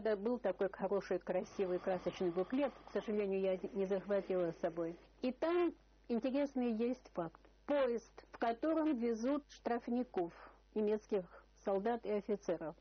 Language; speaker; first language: Russian; native; Russian